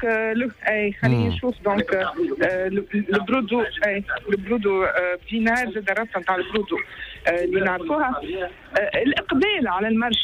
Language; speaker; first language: Arabic; native; Arabic